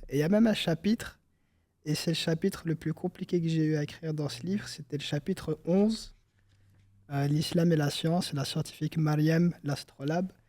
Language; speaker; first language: French; early bilingual, other home language; Arabic